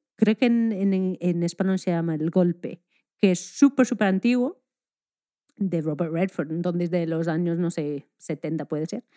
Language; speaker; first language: Spanish; non-native, fluent; English